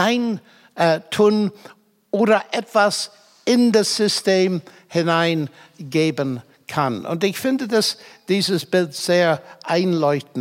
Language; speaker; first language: German; non-native, fluent; English